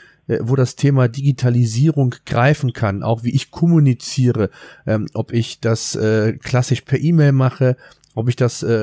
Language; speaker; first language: German; native; German